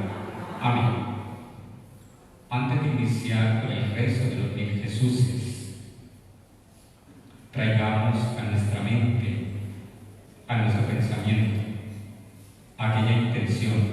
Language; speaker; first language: Spanish; native; Spanish